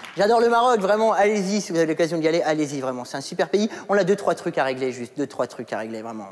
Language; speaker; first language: French; early bilingual, other home language; Arabic